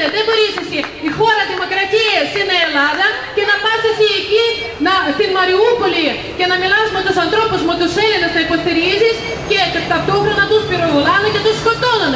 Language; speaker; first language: Greek; non-native, fluent; Russian